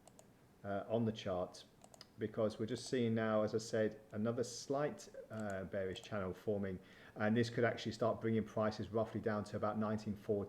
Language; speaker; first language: English; native; English